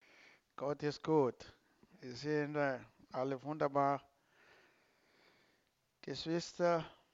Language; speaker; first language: German; non-native, learner; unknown